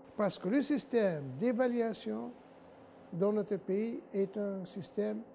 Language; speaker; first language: French; non-native, local second language; Arabic